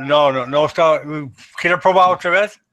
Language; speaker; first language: Spanish; non-native, learner; English